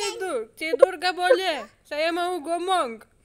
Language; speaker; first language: Indonesian; non-native, learner; Russian